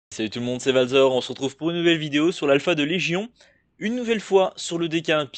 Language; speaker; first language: French; native; French